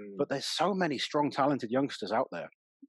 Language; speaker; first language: English; native; English